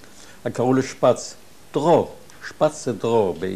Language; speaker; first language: Hebrew; non-native, fluent; German